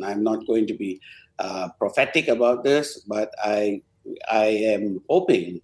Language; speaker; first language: English; non-native, local second language; Tamil